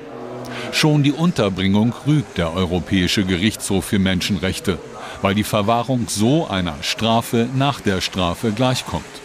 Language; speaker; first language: German; native; German